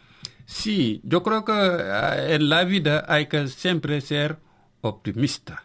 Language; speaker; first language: Spanish; non-native, local second language; Wolof